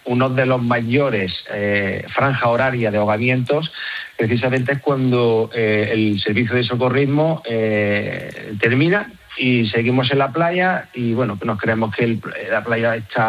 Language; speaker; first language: Spanish; native; Spanish